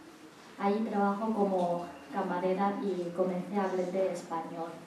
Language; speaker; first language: Spanish; non-native, learner; Chinese